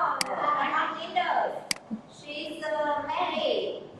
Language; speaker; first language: English; non-native, learner; Vietnamese